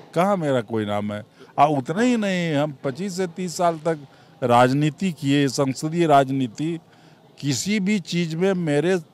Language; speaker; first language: Hindi; native; Hindi